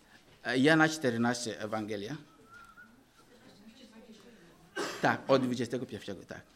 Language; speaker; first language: Polish; non-native, learner; Ukrainian